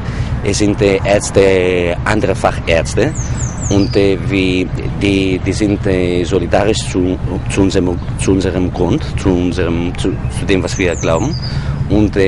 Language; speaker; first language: German; non-native, fluent; Greek